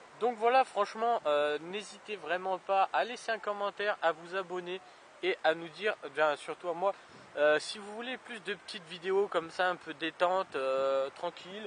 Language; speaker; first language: French; native; French